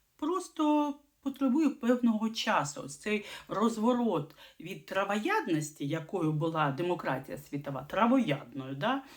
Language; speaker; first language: Ukrainian; non-native, local second language; Russian